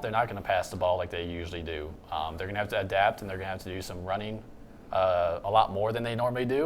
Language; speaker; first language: English; native; English